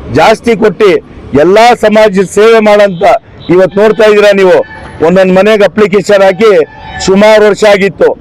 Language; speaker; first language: Kannada; non-native, local second language; Urdu